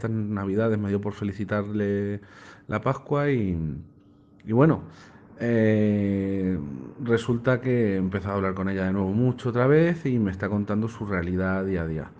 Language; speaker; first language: Spanish; native; Spanish